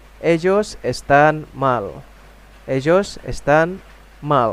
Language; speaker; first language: Spanish; non-native, fluent; Indonesian